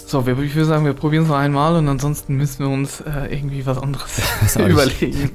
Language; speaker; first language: German; native; German